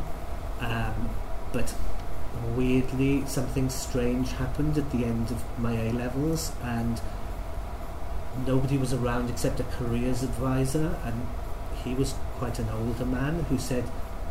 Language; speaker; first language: English; native; English